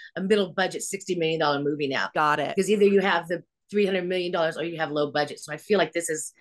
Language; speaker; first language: English; native; English